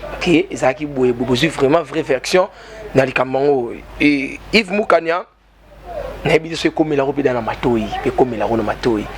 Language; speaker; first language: Lingala; native; Lingala